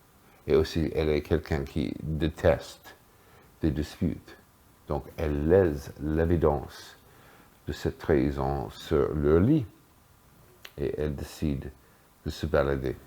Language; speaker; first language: French; non-native, fluent; English